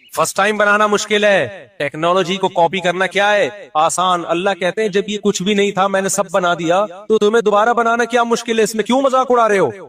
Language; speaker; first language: Urdu; native; Urdu